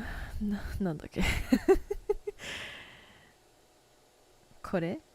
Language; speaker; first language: Japanese; non-native, learner; English